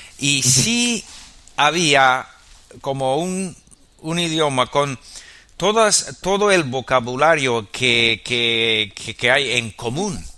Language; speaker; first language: Spanish; non-native, fluent; English